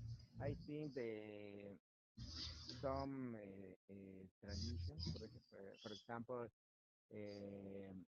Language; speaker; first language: English; non-native, learner; Spanish